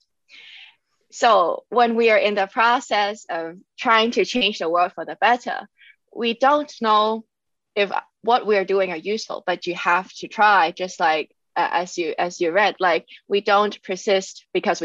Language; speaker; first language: English; non-native, local second language; Cantonese